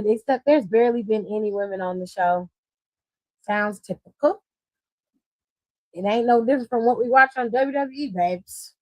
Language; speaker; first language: English; native; English